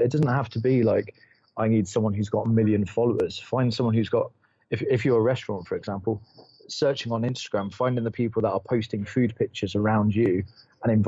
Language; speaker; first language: English; native; English